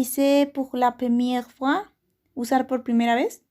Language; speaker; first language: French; non-native, learner; Spanish